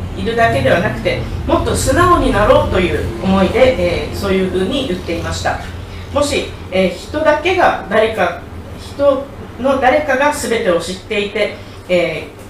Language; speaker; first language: Japanese; native; Japanese